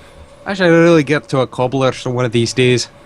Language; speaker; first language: English; native; English